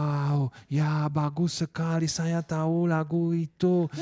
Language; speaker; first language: Indonesian; non-native, learner; Italian